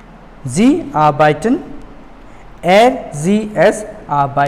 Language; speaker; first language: German; non-native, learner; Hindi